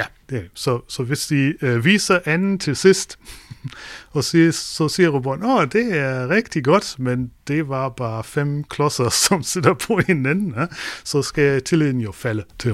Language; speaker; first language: Danish; non-native, fluent; German